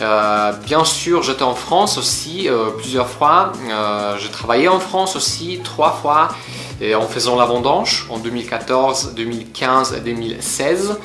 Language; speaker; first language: French; non-native, fluent; Polish